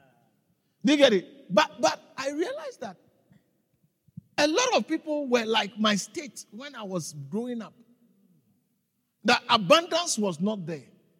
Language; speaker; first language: English; non-native, local second language; Akan